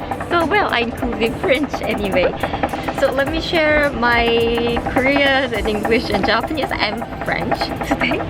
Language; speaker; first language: English; non-native, fluent; Korean